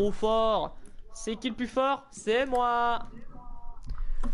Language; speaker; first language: French; native; French